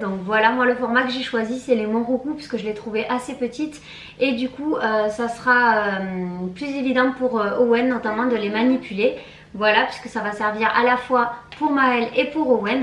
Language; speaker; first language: French; native; French